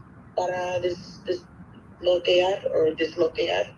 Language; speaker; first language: Spanish; non-native, learner; English